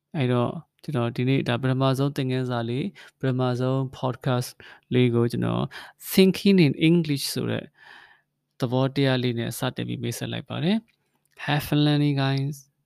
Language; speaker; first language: Burmese; native; Burmese